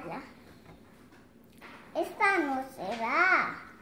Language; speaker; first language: Spanish; early bilingual, other home language; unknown